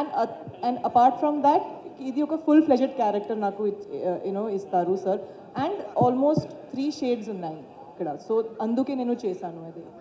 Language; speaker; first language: Telugu; non-native, fluent; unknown